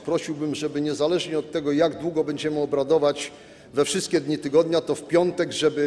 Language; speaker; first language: Polish; native; Polish